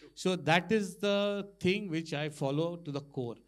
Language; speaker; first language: English; non-native, local second language; Marathi